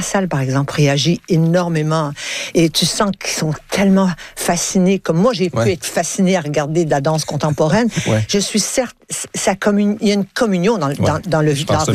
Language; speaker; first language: French; native; French